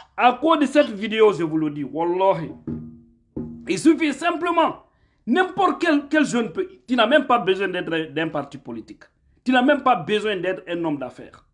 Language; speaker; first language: French; non-native, local second language; Fula